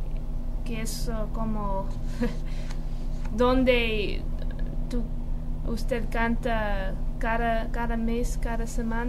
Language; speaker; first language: Spanish; non-native, learner; English